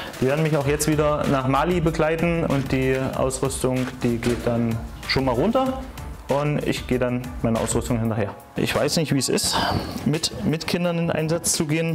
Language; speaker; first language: German; native; German